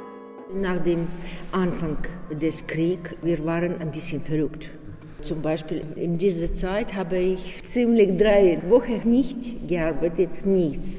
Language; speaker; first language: German; non-native, fluent; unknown